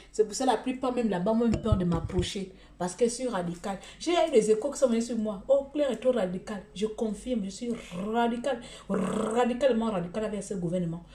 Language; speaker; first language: French; native; French